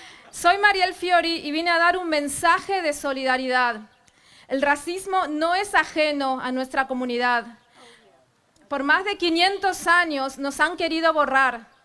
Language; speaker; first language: Spanish; native; Spanish